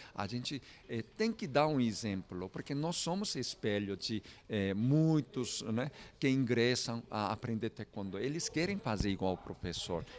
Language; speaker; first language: Portuguese; non-native, fluent; Korean